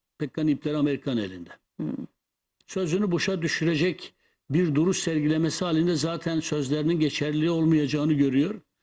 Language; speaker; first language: Turkish; non-native, local second language; Kurdish